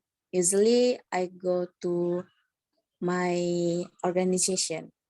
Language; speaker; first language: English; non-native, learner; Indonesian